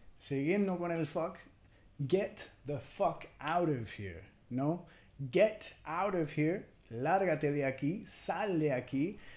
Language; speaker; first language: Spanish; non-native, fluent; English